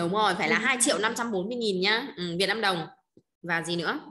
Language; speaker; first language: Vietnamese; native; Vietnamese